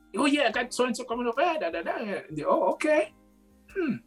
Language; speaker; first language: English; non-native, fluent; Haitian Creole